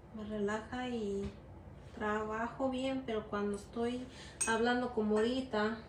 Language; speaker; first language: Spanish; early bilingual, heritage; Spanish